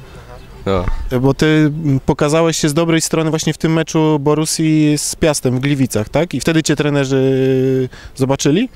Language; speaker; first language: Polish; native; Polish